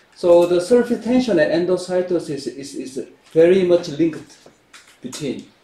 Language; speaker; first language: English; non-native, fluent; Korean